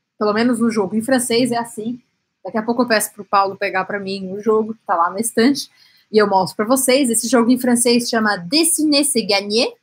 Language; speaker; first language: Portuguese; native; Portuguese